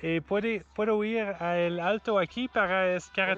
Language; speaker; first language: Spanish; non-native, learner; English